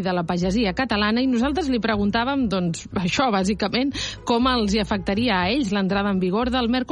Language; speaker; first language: Catalan; native; Catalan